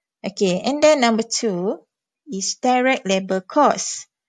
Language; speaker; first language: English; non-native, local second language; Malay